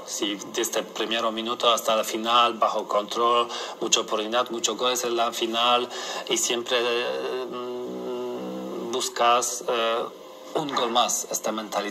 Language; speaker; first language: Spanish; non-native, learner; Polish